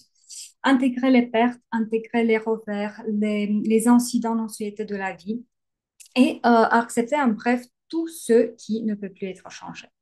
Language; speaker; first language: French; native; French